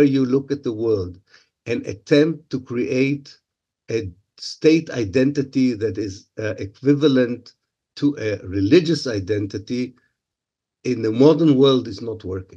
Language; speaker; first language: English; non-native, fluent; Hebrew